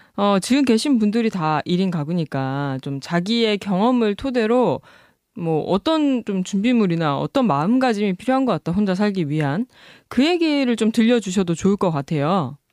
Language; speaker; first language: Korean; native; Korean